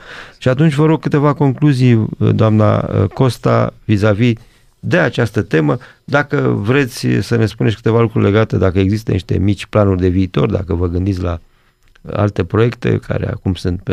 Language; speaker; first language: Romanian; native; Romanian